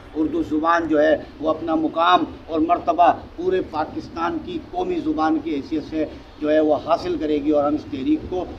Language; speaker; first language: Urdu; native; Urdu